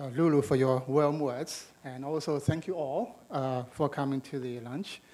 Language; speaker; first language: English; non-native, fluent; Chinese